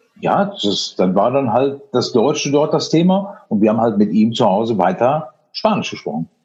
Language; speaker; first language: German; native; German